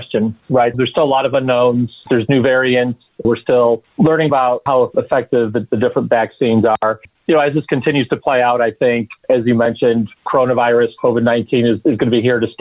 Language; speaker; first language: English; native; English